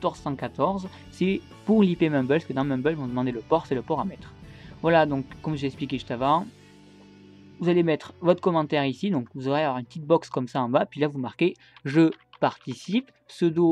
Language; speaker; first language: French; native; French